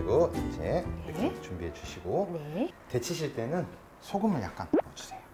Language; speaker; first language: Korean; native; Korean